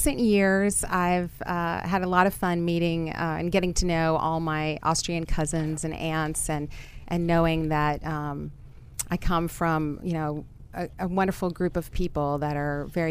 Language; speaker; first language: English; early bilingual, other home language; German